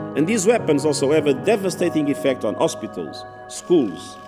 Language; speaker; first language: English; non-native, fluent; Portuguese